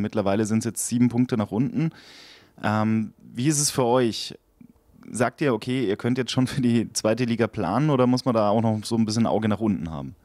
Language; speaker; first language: German; native; German